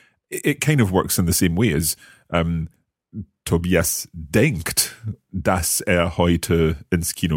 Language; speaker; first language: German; non-native, learner; English